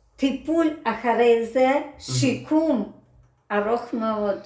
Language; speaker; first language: Hebrew; non-native, fluent; Ukrainian